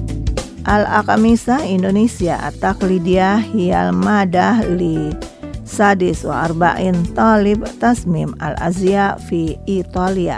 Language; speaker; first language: Arabic; non-native, fluent; Indonesian